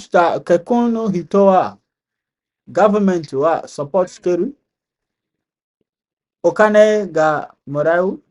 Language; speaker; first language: Japanese; non-native, learner; English